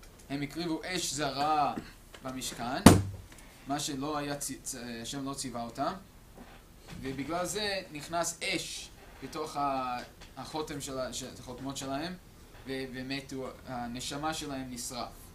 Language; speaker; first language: Hebrew; non-native, fluent; English